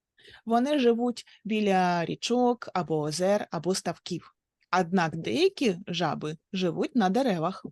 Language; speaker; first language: Ukrainian; native; Ukrainian